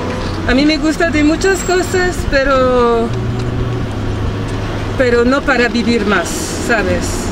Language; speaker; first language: Spanish; non-native, learner; French